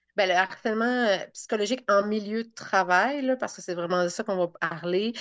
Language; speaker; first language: French; native; French